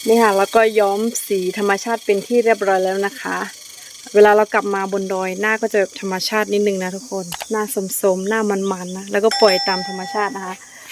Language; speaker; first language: Thai; non-native, local second language; Karen languages